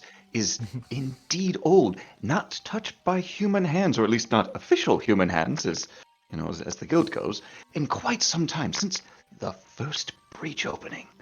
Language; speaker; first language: English; native; English